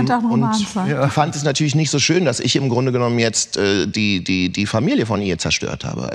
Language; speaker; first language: German; native; German